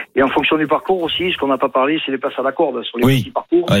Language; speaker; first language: French; native; French